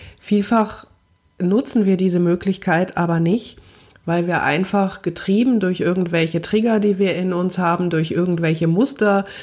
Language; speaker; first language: German; native; German